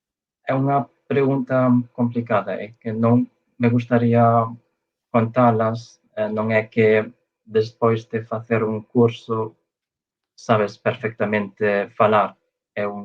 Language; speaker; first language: Galician; non-native, fluent; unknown